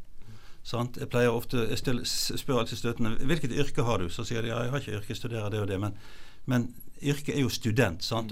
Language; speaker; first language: Norwegian; native; Norwegian